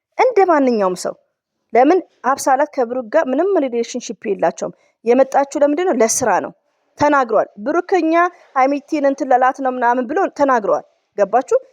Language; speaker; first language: Amharic; native; Amharic